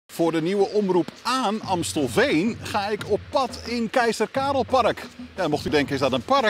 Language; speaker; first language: Dutch; native; Dutch